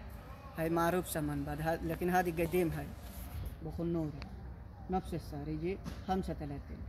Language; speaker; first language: Arabic; non-native, learner; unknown